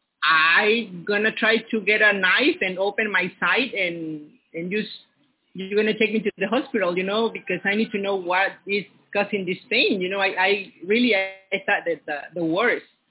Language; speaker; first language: English; non-native, learner; Spanish